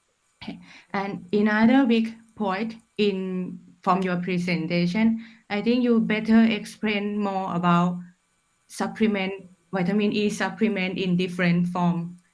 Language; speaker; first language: English; non-native, fluent; Thai